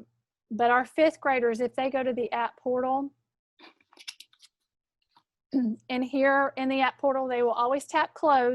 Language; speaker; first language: English; native; English